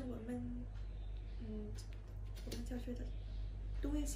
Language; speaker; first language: Chinese; non-native, learner; Vietnamese